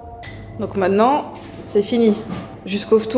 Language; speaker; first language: French; native; French